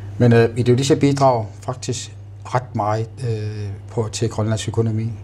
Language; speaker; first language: Danish; non-native, local second language; Kalaallisut